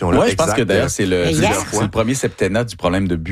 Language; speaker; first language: French; native; French